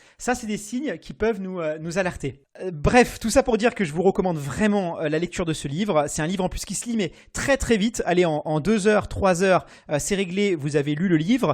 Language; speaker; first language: French; native; French